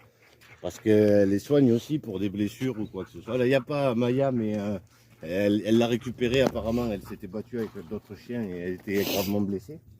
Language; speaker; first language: French; native; French